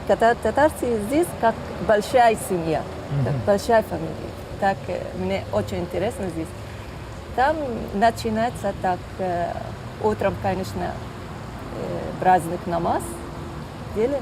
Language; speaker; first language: Russian; non-native, learner; Turkish